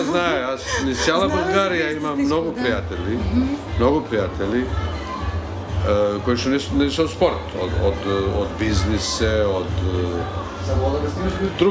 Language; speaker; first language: Bulgarian; non-native, learner; Serbian